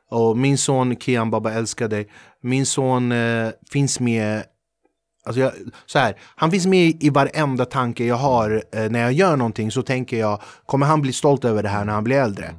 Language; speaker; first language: Swedish; early bilingual, other home language; Kurdish